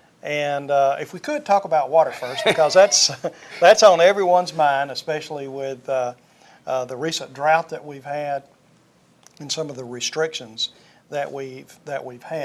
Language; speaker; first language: English; native; English